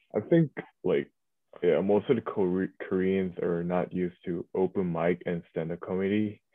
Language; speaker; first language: English; early bilingual, other home language; Korean